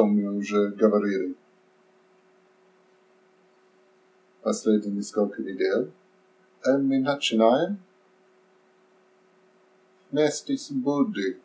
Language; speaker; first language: Russian; non-native, fluent; English